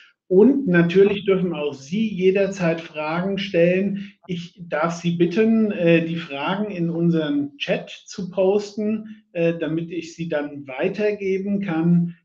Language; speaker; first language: German; native; German